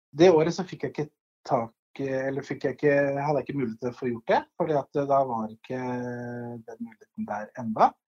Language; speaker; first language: Norwegian; native; Norwegian